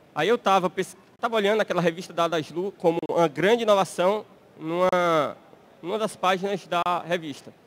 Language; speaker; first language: Portuguese; native; Portuguese